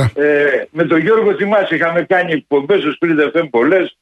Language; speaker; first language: Greek; native; Greek